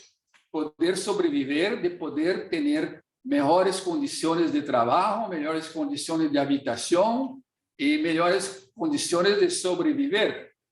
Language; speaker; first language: Portuguese; non-native, fluent; Spanish